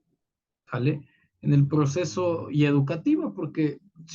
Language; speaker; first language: Spanish; native; Spanish